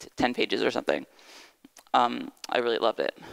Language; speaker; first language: English; native; English